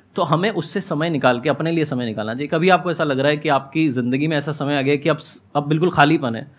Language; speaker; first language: Hindi; native; Hindi